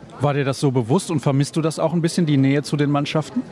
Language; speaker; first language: German; native; German